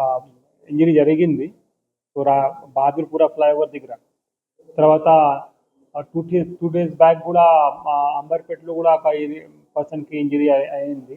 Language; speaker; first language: Telugu; non-native, local second language; Urdu